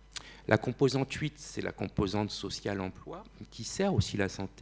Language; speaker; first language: French; native; French